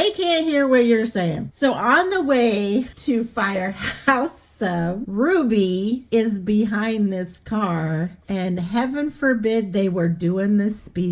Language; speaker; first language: English; native; English